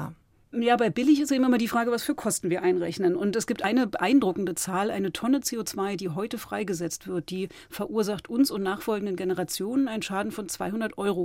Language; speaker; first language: German; native; German